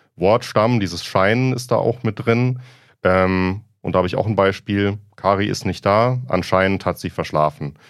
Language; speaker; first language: German; native; German